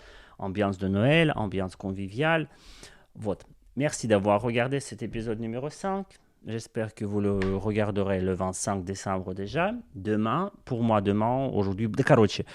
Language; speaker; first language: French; non-native, fluent; Russian